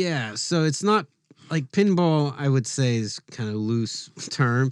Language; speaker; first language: English; native; English